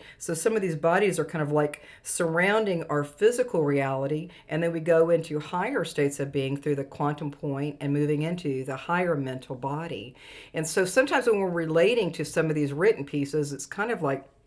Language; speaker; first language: English; native; English